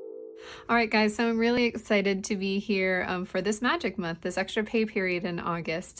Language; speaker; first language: English; native; English